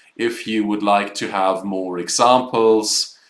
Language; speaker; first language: English; non-native, fluent; German